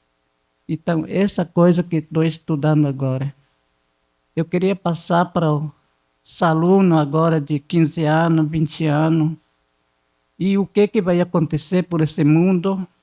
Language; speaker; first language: Portuguese; non-native, local second language; Guarani